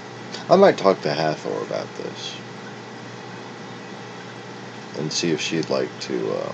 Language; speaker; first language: English; native; English